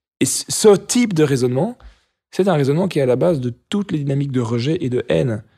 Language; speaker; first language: French; native; French